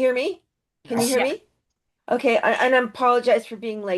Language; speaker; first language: English; native; English